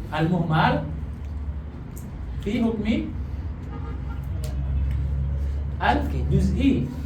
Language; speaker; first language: Arabic; non-native, fluent; Indonesian